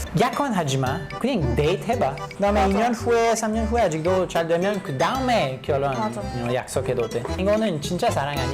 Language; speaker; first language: Korean; non-native, learner; English